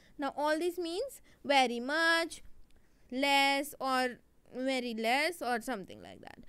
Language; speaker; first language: English; non-native, local second language; Hindi